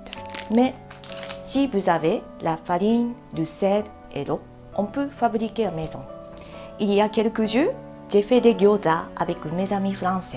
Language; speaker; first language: French; non-native, learner; Japanese